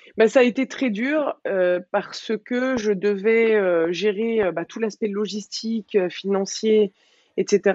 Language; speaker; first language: French; early bilingual, other home language; Arabic